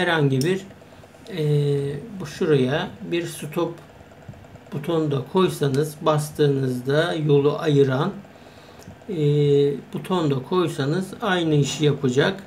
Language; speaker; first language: Turkish; native; Turkish